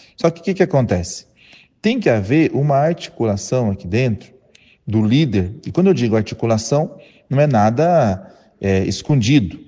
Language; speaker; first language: Portuguese; native; Portuguese